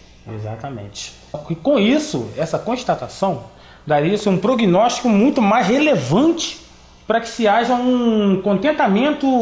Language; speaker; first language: Portuguese; native; Portuguese